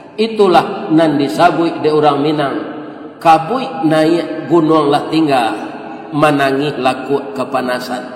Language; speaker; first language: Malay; non-native, local second language; Minangkabau